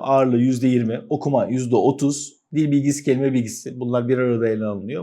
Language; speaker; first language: Turkish; native; Turkish